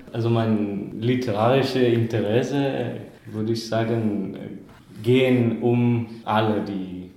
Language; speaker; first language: German; non-native, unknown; Spanish